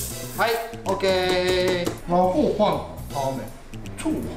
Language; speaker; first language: Chinese; non-native, fluent; Japanese